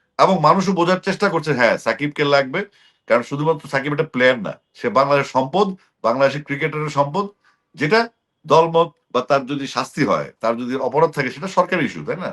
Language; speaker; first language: Bangla; native; Bangla